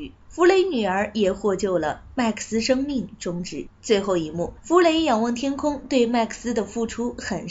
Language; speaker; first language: Chinese; native; Chinese